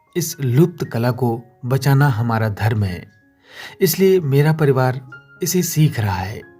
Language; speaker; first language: Hindi; native; Hindi